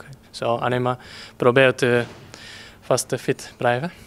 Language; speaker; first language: Dutch; early bilingual, heritage; Japanese